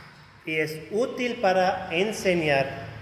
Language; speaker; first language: Spanish; non-native, fluent; German